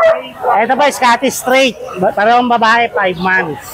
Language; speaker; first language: Filipino; native; Filipino